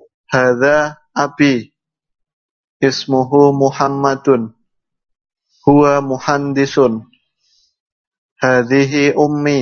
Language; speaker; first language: Arabic; non-native, learner; Indonesian